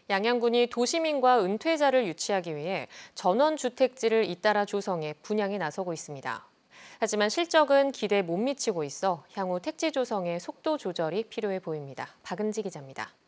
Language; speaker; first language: Korean; native; Korean